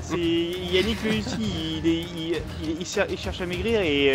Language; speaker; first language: French; native; French